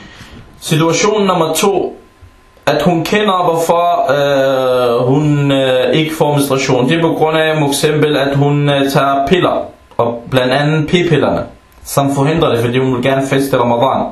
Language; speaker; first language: Danish; non-native, fluent; Arabic